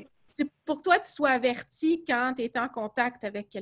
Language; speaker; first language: French; native; French